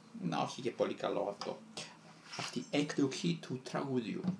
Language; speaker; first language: Greek; non-native, fluent; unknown